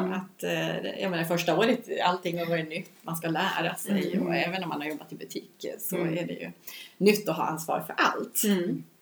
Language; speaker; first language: Swedish; native; Swedish